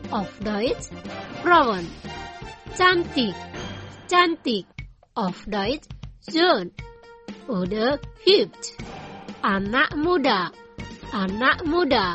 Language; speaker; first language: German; non-native, fluent; Indonesian